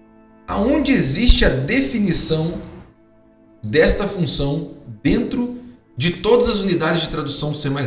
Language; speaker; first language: Portuguese; native; Portuguese